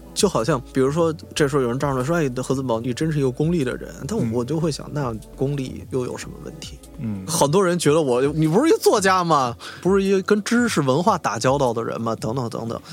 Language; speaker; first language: Chinese; native; Chinese